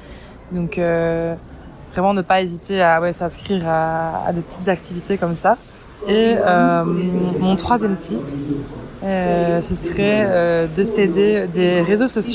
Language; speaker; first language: French; native; French